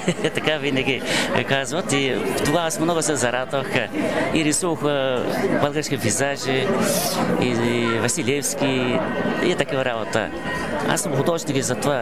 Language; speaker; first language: Bulgarian; non-native, learner; Mongolian